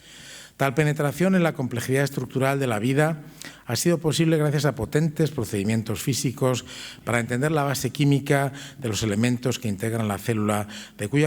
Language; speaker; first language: Spanish; native; Spanish